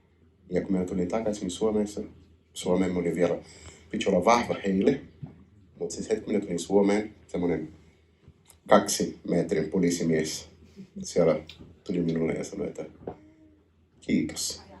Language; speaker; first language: Finnish; non-native, learner; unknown